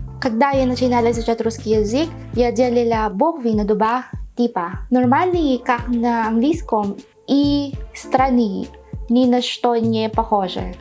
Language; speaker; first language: Russian; non-native, learner; Filipino